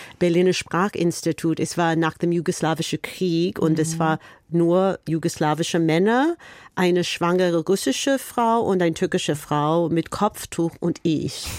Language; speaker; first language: German; non-native, fluent; English